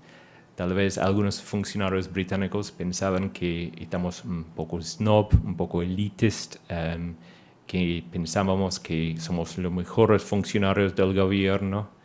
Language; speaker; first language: Spanish; non-native, fluent; English